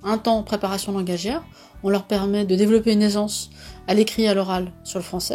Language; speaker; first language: French; native; French